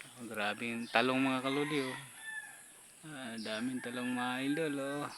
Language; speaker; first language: Filipino; non-native, local second language; Bikol